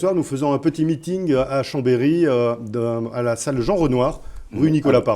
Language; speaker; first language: French; native; French